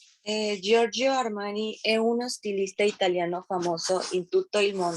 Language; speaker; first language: Italian; non-native, learner; Spanish